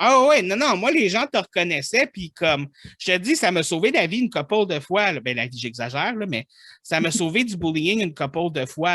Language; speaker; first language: French; native; French